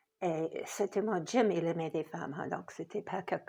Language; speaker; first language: French; non-native, fluent; English